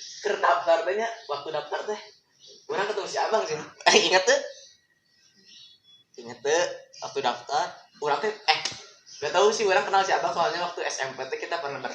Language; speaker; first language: Indonesian; non-native, local second language; Sundanese